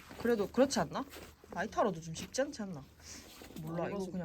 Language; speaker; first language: Korean; native; Korean